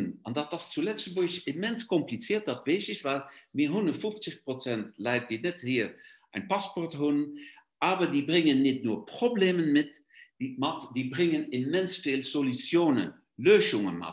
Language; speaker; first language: German; non-native, fluent; Luxembourgish